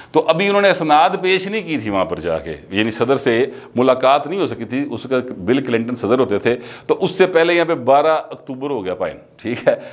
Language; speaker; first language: Urdu; non-native, local second language; Punjabi